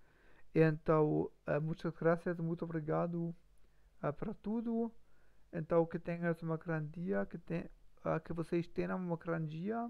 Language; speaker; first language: Portuguese; non-native, learner; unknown